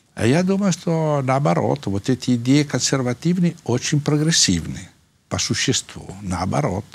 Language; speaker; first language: Russian; non-native, fluent; Italian